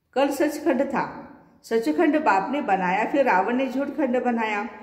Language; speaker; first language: Hindi; non-native, local second language; Marathi